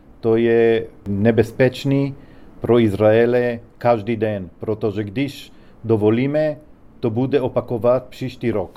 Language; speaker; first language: Czech; non-native, learner; Hebrew